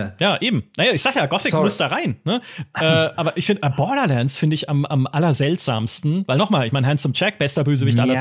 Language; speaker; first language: German; native; German